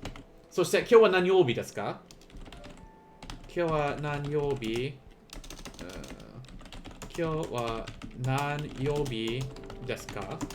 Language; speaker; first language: Japanese; non-native, learner; English